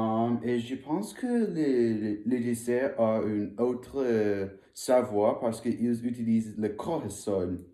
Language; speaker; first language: French; non-native, learner; English